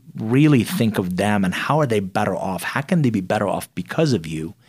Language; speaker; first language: English; non-native, fluent; Persian